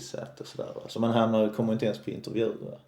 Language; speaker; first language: Swedish; native; Swedish